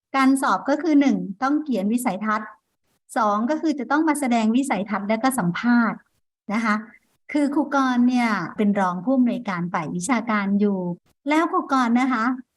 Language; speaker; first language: Thai; non-native, local second language; Khmer